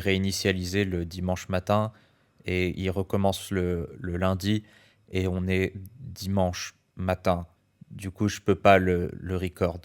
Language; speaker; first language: French; native; French